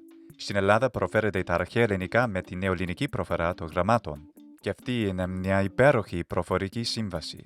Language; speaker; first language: Greek; non-native, fluent; English